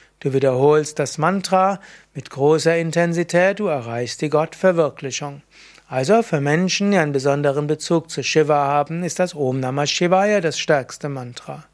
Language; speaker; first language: German; native; German